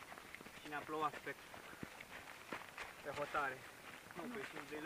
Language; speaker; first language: Romanian; native; Romanian